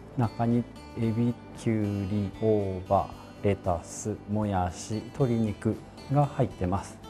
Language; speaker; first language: Japanese; native; Japanese